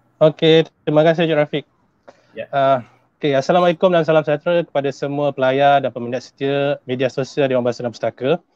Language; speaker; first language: Malay; native; Malay